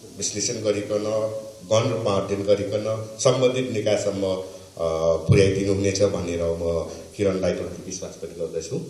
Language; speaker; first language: Nepali; non-native, local second language; Newari